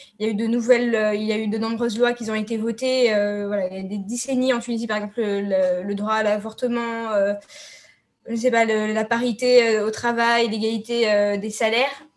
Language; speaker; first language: French; non-native, local second language; Arabic